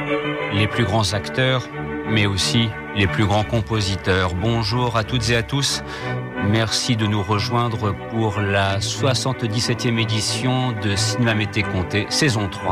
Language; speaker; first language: French; native; French